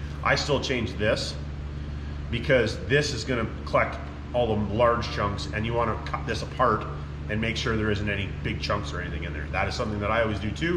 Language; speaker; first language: English; native; English